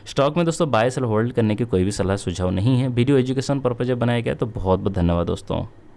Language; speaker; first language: Hindi; native; Hindi